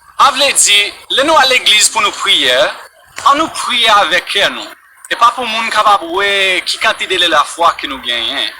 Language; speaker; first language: Haitian Creole; non-native, fluent; English